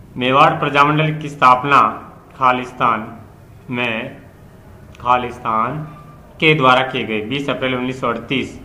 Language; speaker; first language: Hindi; native; Hindi